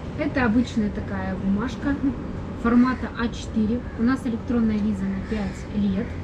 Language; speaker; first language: Russian; native; Russian